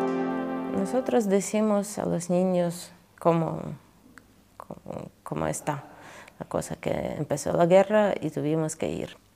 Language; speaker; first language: Spanish; non-native, fluent; Ukrainian